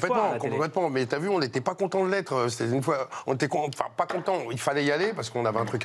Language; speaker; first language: French; native; French